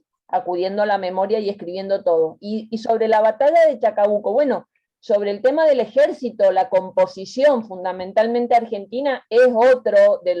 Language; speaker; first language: Spanish; native; Spanish